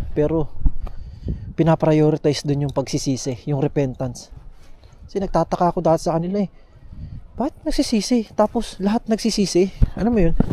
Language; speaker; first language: Filipino; native; Filipino